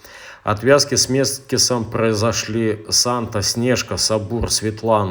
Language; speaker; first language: Russian; native; Russian